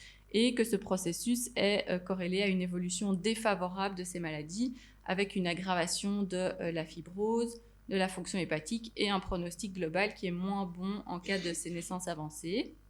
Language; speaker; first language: French; native; French